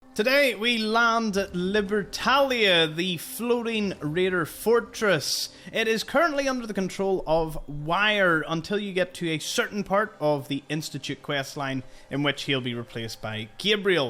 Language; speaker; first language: English; native; English